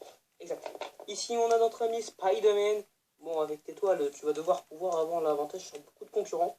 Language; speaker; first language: French; native; French